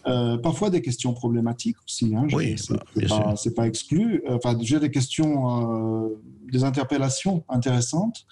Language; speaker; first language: French; native; French